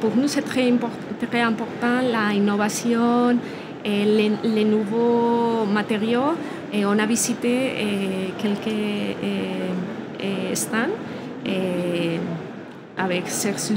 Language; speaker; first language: French; non-native, learner; Spanish